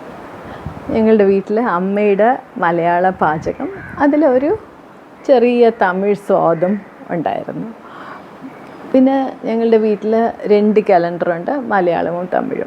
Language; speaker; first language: Malayalam; early bilingual, heritage; Tamil